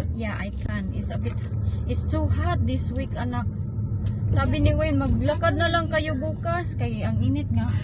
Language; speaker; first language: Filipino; non-native, local second language; Cebuano